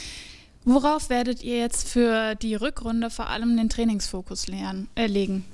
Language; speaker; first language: German; native; German